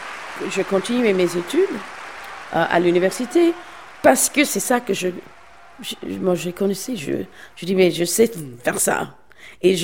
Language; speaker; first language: French; non-native, fluent; English